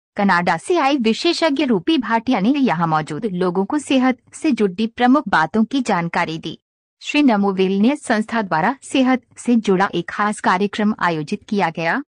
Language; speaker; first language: Hindi; native; Hindi